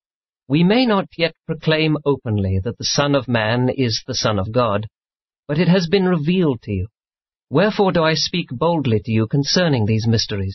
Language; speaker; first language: English; native; English